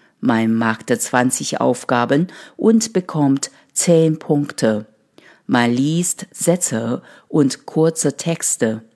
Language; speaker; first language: German; non-native, fluent; Chinese